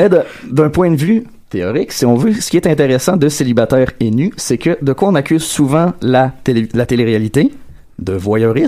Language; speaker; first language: French; native; French